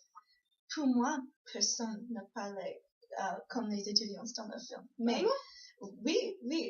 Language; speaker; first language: French; non-native, learner; English